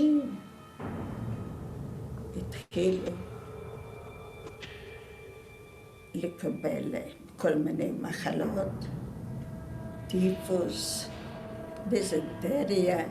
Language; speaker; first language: Hebrew; non-native, fluent; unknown